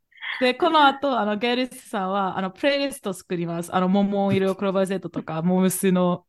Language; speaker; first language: Japanese; non-native, fluent; English